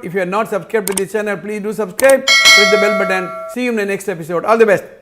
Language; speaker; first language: English; non-native, local second language; Tamil